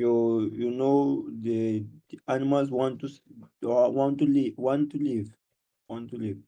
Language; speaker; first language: English; non-native, learner; Portuguese